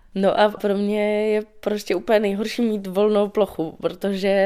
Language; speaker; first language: Czech; native; Czech